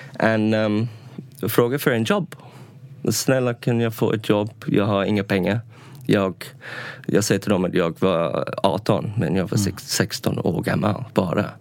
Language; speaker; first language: Swedish; non-native, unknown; English